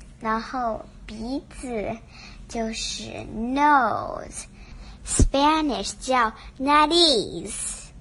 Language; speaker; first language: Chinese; early bilingual, heritage; Chinese